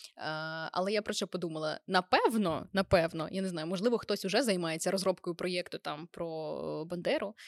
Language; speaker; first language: Ukrainian; native; Ukrainian